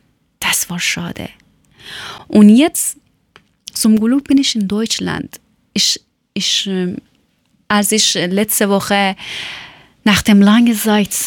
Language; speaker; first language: German; non-native, learner; Persian